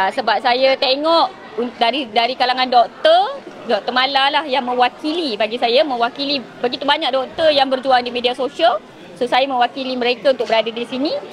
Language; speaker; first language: Malay; non-native, local second language; Tamil